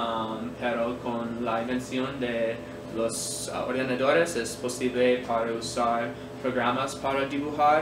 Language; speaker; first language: Spanish; non-native, learner; English